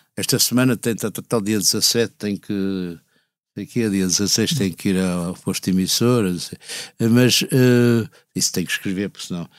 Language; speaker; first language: Portuguese; native; Portuguese